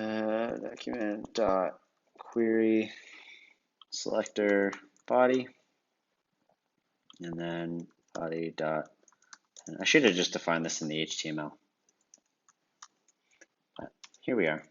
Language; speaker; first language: English; native; English